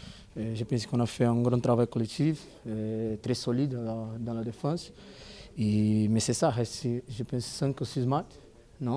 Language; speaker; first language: French; non-native, learner; Portuguese